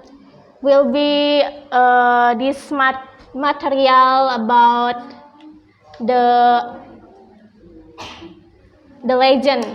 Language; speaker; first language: English; non-native, learner; Indonesian